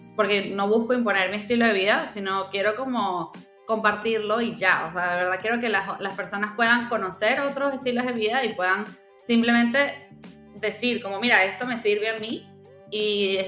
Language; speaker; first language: Spanish; native; Spanish